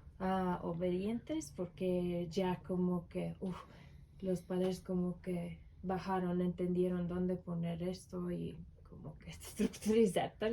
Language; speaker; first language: Spanish; non-native, learner; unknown